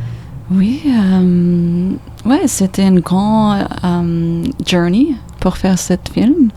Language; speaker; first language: French; non-native, learner; English